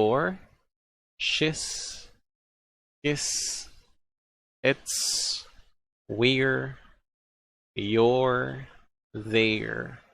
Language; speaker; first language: English; non-native, fluent; Spanish